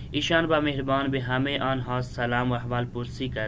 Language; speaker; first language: Persian; non-native, fluent; Urdu